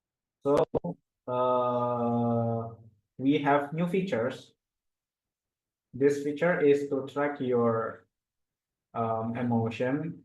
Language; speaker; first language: English; non-native, fluent; Indonesian